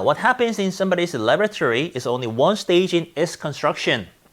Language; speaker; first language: English; non-native, fluent; Korean